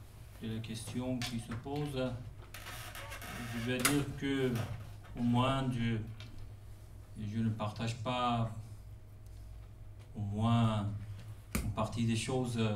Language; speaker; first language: French; non-native, fluent; Persian